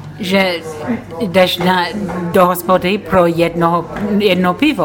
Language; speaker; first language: Czech; non-native, learner; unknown